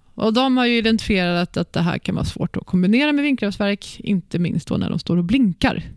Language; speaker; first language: Swedish; native; Swedish